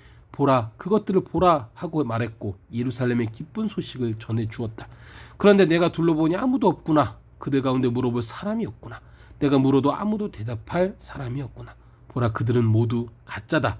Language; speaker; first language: Korean; native; Korean